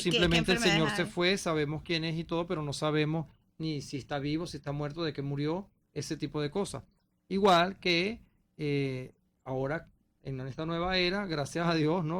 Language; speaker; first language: Spanish; native; Spanish